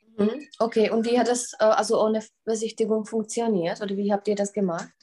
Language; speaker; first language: German; non-native, fluent; Czech